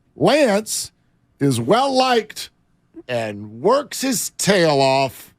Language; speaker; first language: English; native; English